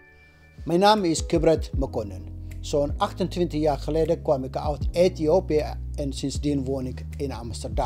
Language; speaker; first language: Dutch; non-native, fluent; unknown